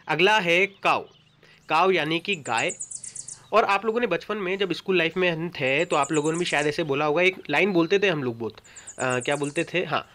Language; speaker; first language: Hindi; native; Hindi